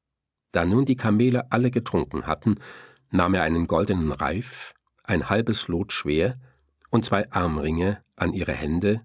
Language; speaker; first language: German; native; German